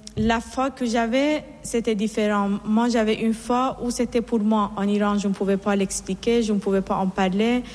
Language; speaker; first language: French; non-native, fluent; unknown